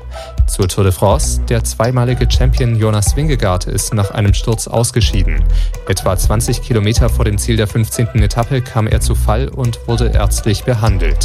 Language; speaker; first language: German; native; German